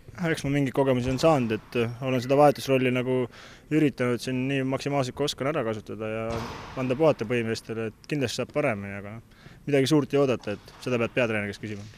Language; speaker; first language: Estonian; native; Estonian